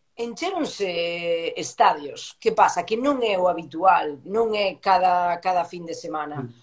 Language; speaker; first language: Galician; native; Galician